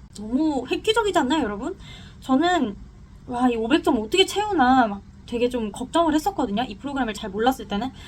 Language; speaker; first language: Korean; native; Korean